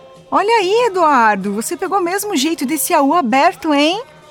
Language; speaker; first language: Portuguese; native; Portuguese